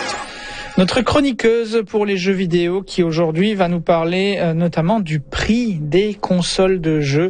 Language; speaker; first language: French; native; French